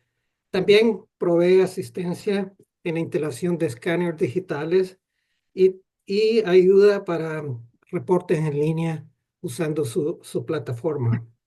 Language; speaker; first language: Spanish; non-native, fluent; English